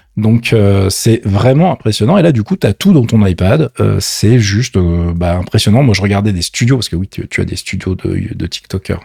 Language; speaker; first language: French; native; French